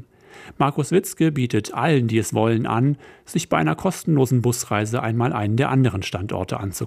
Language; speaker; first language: German; native; German